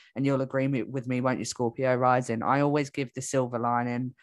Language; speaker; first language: English; native; English